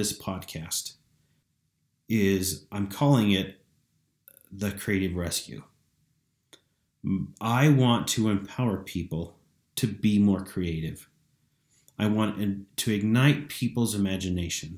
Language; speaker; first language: English; native; English